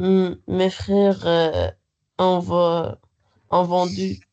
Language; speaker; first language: French; non-native, learner; Arabic